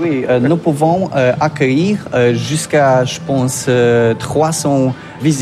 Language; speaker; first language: French; non-native, learner; Polish